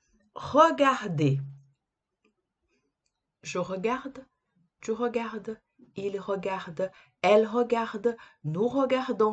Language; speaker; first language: French; non-native, fluent; Portuguese